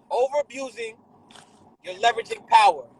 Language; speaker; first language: English; native; English